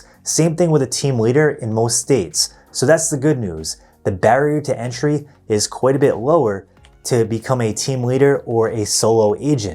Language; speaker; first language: English; native; English